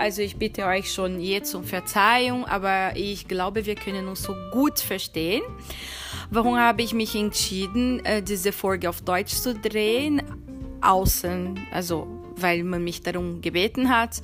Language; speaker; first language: German; non-native, fluent; Portuguese